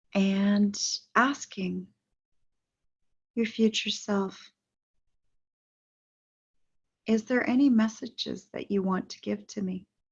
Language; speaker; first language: English; native; English